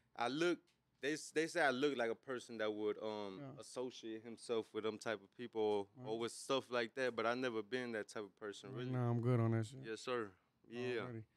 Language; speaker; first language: English; native; English